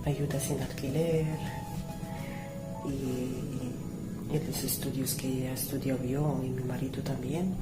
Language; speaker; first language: Spanish; non-native, learner; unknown